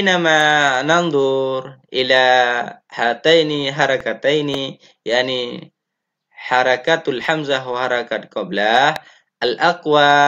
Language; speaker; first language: Arabic; non-native, fluent; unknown